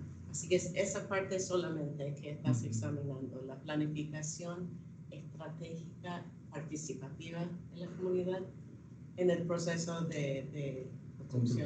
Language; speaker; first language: Spanish; non-native, fluent; English